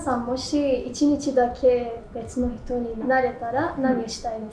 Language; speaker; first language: Japanese; non-native, learner; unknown